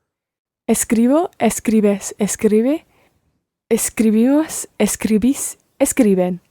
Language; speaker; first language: Spanish; non-native, learner; English